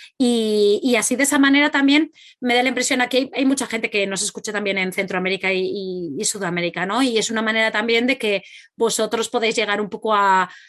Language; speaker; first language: Spanish; native; Spanish